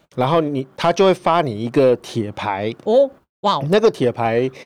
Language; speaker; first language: Chinese; native; Chinese